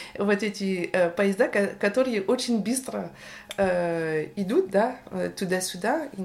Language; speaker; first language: Russian; non-native, fluent; French